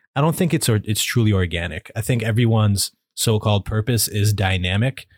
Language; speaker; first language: English; native; English